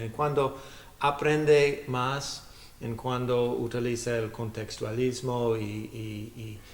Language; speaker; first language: Spanish; non-native, learner; English